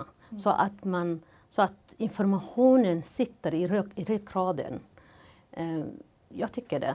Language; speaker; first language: Swedish; non-native, fluent; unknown